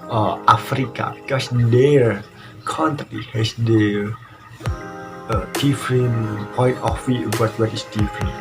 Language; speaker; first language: English; non-native, learner; Indonesian